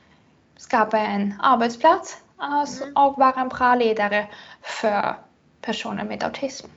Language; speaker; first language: Swedish; non-native, fluent; German